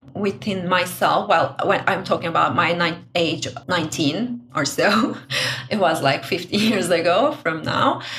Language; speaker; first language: English; non-native, fluent; Turkish